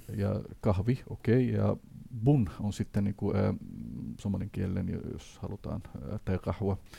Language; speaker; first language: Finnish; non-native, fluent; Somali